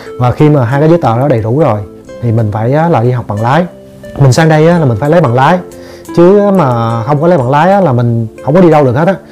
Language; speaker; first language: Vietnamese; native; Vietnamese